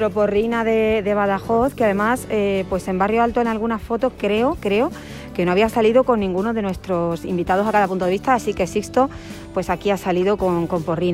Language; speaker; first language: Spanish; native; Spanish